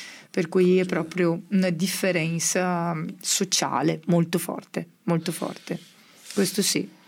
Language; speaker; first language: Italian; non-native, fluent; Portuguese